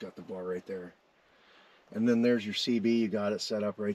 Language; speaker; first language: English; native; English